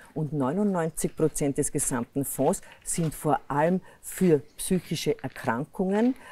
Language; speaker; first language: German; native; German